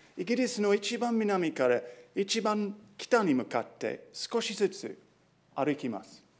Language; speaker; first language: Japanese; non-native, fluent; English